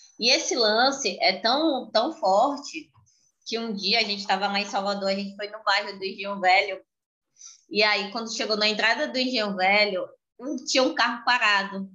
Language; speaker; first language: Portuguese; native; Portuguese